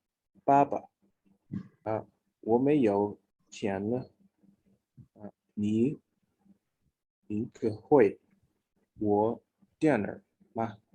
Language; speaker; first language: Chinese; non-native, learner; English